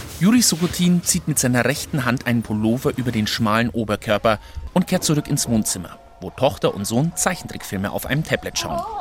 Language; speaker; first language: German; native; German